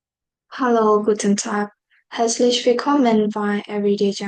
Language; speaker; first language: German; non-native, fluent; Burmese